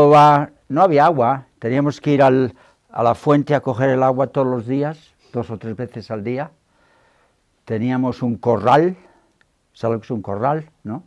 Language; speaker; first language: Spanish; native; Spanish